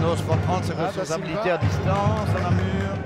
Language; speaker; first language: French; native; French